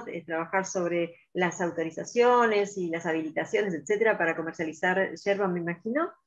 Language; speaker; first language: Spanish; native; Spanish